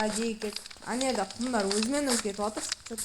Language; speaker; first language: Kazakh; native; Kazakh